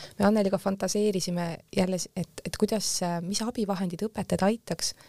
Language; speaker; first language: Estonian; native; Estonian